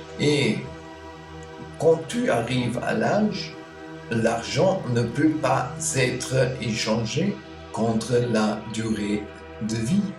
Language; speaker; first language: French; non-native, learner; German